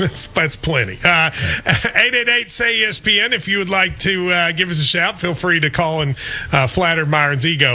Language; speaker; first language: English; native; English